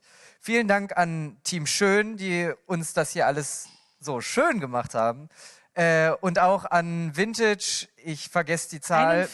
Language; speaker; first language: German; native; German